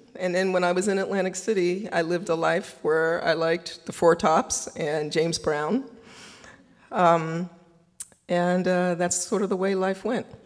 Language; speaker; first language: English; native; English